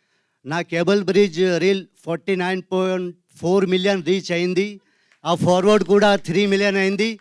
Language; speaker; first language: Telugu; non-native, learner; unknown